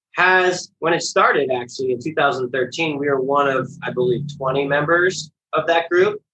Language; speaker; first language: English; native; English